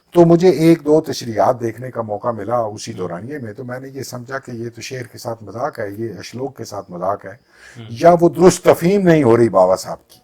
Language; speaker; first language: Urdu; non-native, local second language; Punjabi